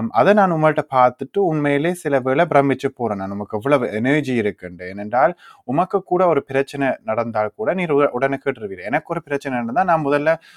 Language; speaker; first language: Tamil; early bilingual, heritage; Tamil